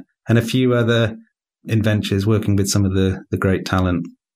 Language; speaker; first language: English; native; English